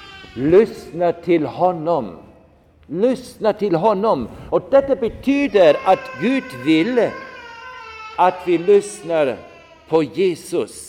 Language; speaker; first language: Swedish; non-native, fluent; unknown